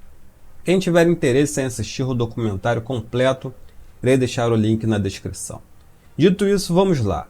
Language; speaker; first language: Portuguese; native; Portuguese